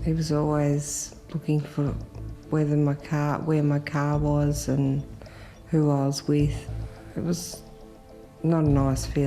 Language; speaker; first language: English; native; English